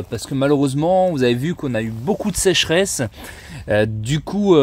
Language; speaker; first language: French; native; French